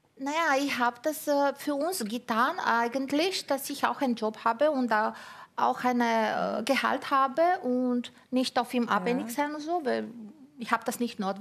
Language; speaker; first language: German; non-native, fluent; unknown